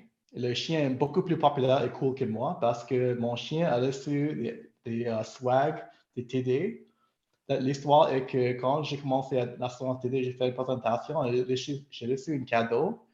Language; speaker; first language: French; non-native, local second language; English